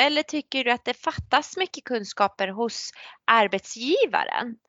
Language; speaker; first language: Swedish; native; Swedish